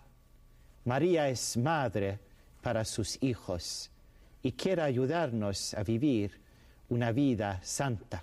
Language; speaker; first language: Spanish; non-native, fluent; Swedish